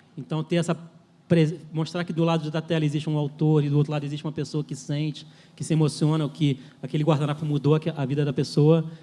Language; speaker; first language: Portuguese; early bilingual, other home language; French